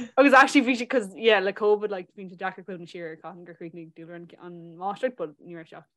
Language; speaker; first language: Irish; non-native, local second language; English